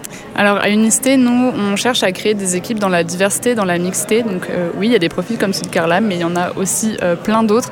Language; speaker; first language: French; native; French